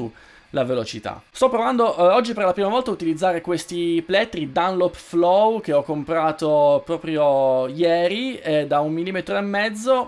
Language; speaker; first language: Italian; native; Italian